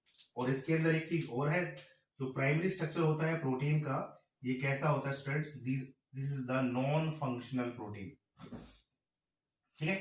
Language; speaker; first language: Hindi; native; Hindi